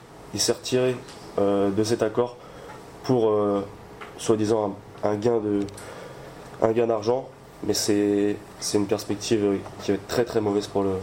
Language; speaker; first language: French; native; French